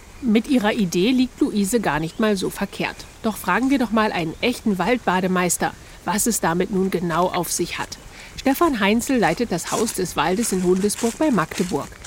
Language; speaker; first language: German; native; German